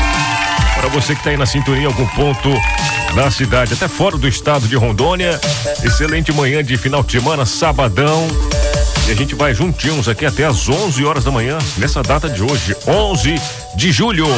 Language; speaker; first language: Portuguese; native; Portuguese